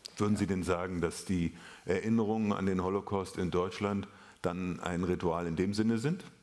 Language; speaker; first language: German; native; German